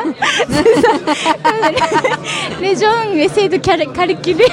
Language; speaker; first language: French; non-native, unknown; Japanese